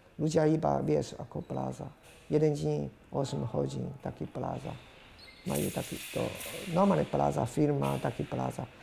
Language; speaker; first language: Slovak; non-native, learner; Chinese